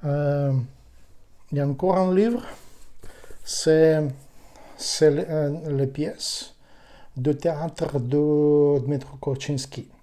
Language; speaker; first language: French; non-native, learner; Ukrainian